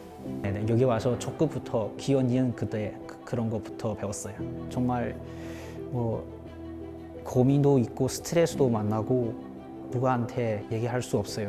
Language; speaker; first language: Korean; non-native, learner; Chinese